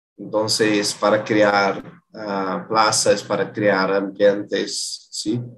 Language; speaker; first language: Spanish; non-native, learner; Portuguese